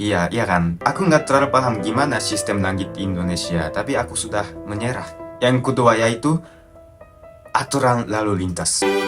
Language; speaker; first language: Indonesian; non-native, fluent; Japanese